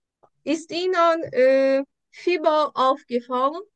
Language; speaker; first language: German; non-native, learner; Turkish